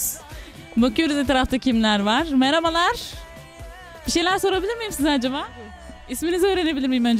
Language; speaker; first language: Turkish; native; Turkish